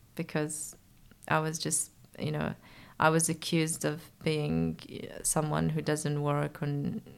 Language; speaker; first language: English; early bilingual, other home language; Persian